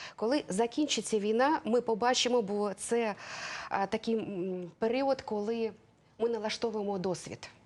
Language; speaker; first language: Ukrainian; non-native, local second language; Russian